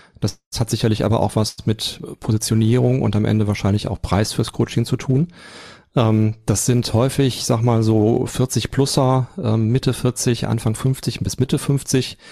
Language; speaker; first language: German; native; German